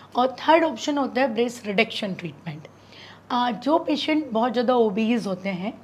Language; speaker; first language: Hindi; native; Hindi